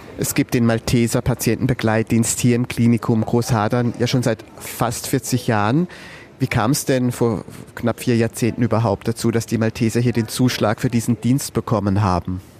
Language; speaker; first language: German; native; German